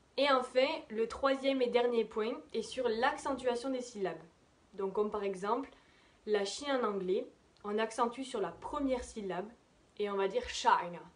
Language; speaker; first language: French; native; French